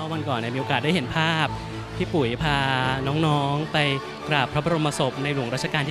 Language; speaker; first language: Thai; native; Thai